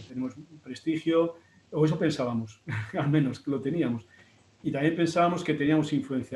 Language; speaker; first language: Spanish; native; Spanish